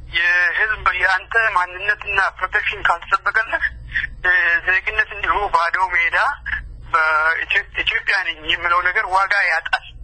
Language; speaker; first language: Amharic; non-native, local second language; Oromo